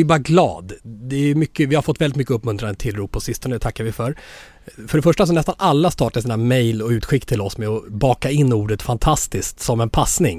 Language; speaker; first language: Swedish; native; Swedish